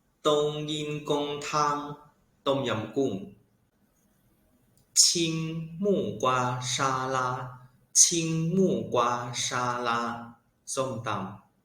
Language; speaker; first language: Chinese; non-native, fluent; Thai